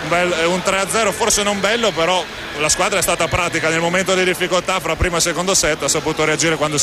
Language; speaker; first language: Italian; native; Italian